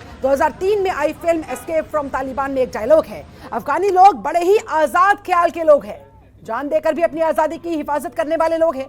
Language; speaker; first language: Hindi; native; Hindi